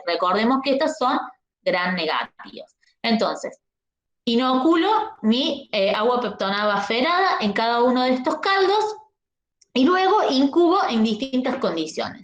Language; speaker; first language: Spanish; native; Spanish